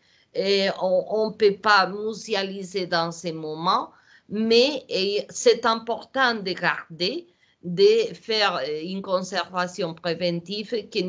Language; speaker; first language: French; non-native, learner; Portuguese